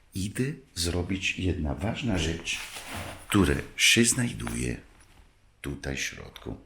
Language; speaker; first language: Polish; non-native, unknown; Italian